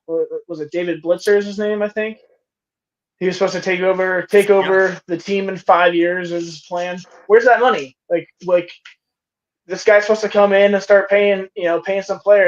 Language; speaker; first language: English; native; English